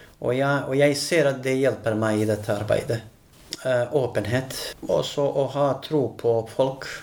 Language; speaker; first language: Norwegian; non-native, fluent; Bosnian